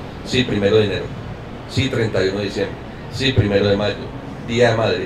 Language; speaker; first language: Spanish; native; Spanish